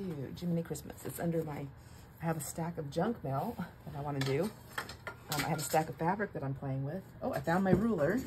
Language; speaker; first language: English; native; English